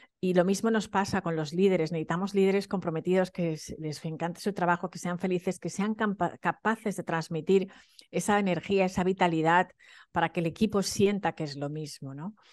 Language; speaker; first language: Spanish; early bilingual, other home language; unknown